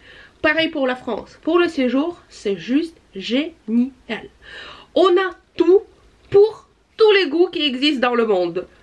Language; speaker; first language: French; non-native, fluent; Russian